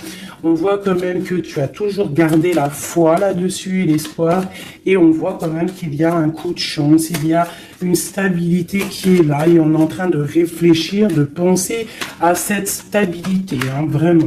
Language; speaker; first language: French; native; French